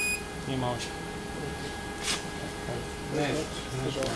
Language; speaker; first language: Bulgarian; non-native, learner; Italian